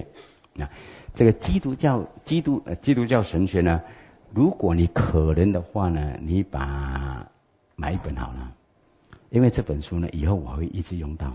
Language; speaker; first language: Chinese; native; Chinese